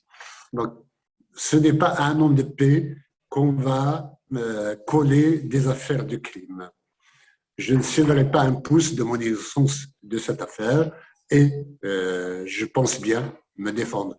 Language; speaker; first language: French; non-native, local second language; Kabyle